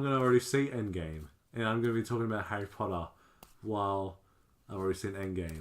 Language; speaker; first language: English; native; English